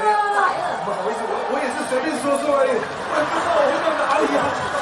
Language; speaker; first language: Chinese; native; Chinese